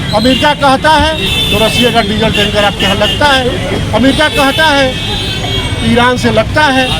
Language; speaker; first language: Hindi; native; Hindi